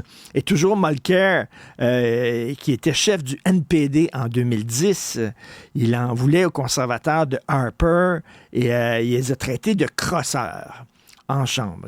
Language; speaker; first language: French; native; French